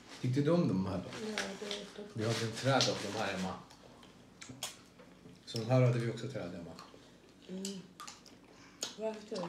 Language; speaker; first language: Swedish; non-native, fluent; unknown